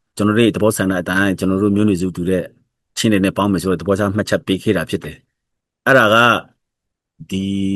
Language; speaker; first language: Burmese; non-native, local second language; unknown